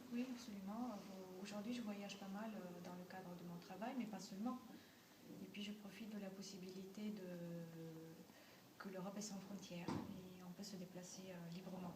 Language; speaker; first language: French; non-native, fluent; Bulgarian